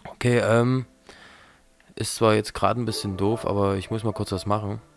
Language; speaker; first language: German; native; German